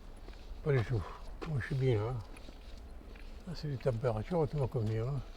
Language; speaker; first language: French; native; French